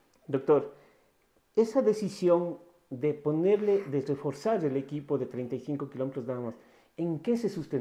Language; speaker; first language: Spanish; native; Spanish